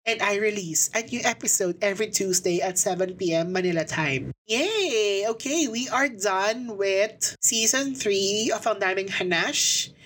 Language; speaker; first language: English; non-native, local second language; Filipino